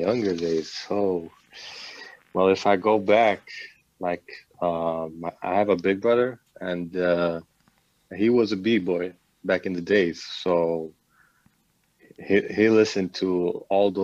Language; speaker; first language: English; non-native, fluent; Swedish